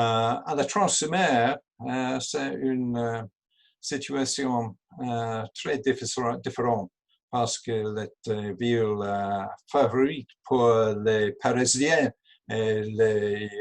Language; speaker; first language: French; non-native, learner; English